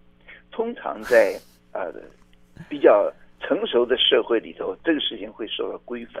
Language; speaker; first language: Chinese; native; Chinese